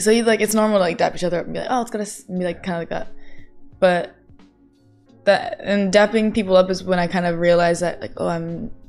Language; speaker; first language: English; early bilingual, other home language; Japanese